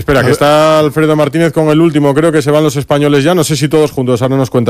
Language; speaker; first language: Spanish; native; Spanish